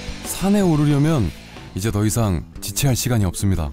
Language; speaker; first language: Korean; native; Korean